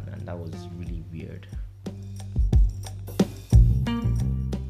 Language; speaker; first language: English; non-native, local second language; Yoruba